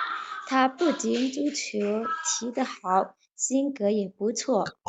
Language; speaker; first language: Chinese; non-native, learner; Indonesian